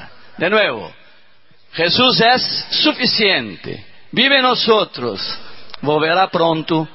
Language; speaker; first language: Spanish; non-native, learner; Portuguese